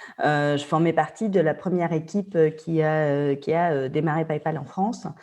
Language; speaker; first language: French; non-native, fluent; Spanish